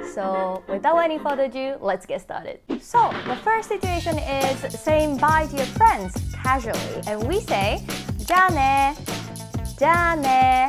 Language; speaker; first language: English; non-native, fluent; Japanese